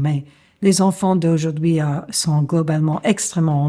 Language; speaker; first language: French; non-native, fluent; English